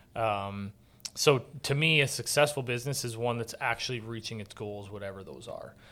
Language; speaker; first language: English; native; English